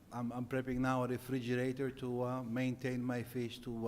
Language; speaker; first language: English; non-native, fluent; Greek